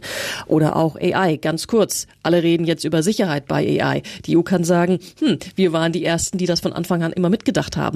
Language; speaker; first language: German; native; German